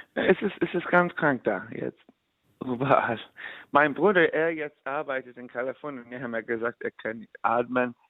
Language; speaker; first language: German; non-native, learner; English